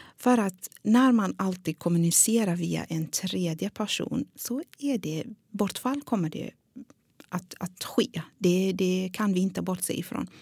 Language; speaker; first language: Swedish; non-native, fluent; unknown